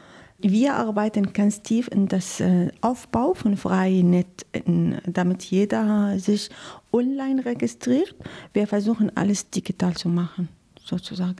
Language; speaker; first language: German; non-native, learner; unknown